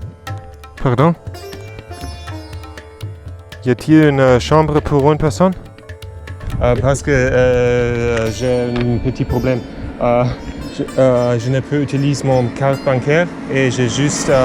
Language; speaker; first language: French; non-native, learner; German